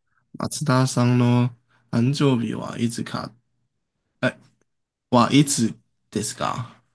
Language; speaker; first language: Japanese; non-native, learner; Chinese